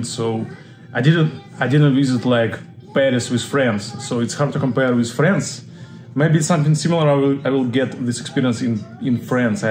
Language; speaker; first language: English; non-native, fluent; Russian